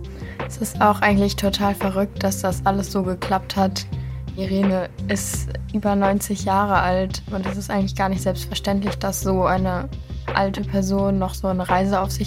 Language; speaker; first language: German; native; German